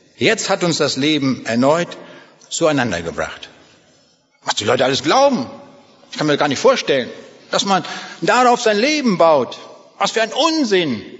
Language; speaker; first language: German; native; German